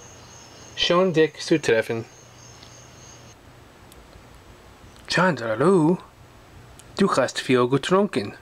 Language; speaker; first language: German; non-native, learner; Russian